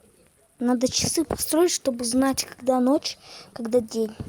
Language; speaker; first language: Russian; native; Russian